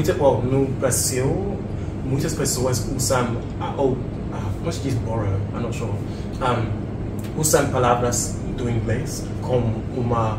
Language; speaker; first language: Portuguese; non-native, learner; English